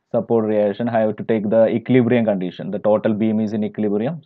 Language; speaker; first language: English; non-native, local second language; Malayalam